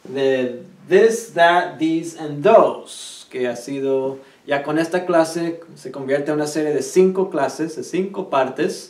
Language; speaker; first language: Spanish; early bilingual, heritage; Spanish